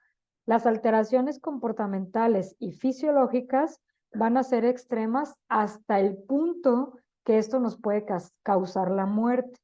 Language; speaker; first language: Spanish; native; Spanish